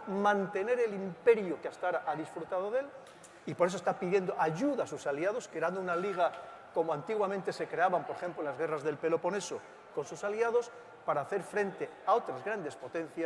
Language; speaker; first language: Spanish; native; Spanish